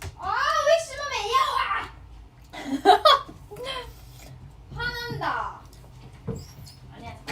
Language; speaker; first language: Korean; non-native, fluent; Thai